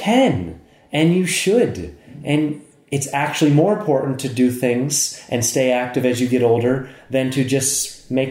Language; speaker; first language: English; native; English